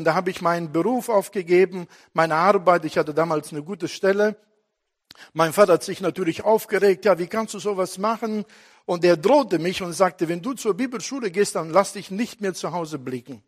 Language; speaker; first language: German; non-native, fluent; Italian